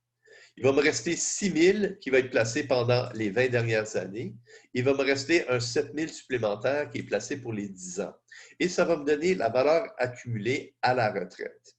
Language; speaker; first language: French; native; French